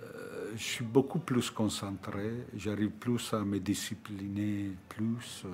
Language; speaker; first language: French; non-native, fluent; Italian